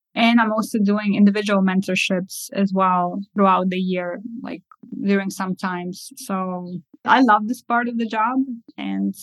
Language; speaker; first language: English; early bilingual, other home language; Russian